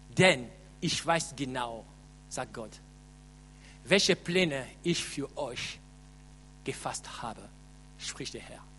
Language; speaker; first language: German; non-native, fluent; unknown